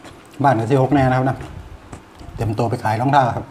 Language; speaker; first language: Thai; non-native, local second language; Northeastern Thai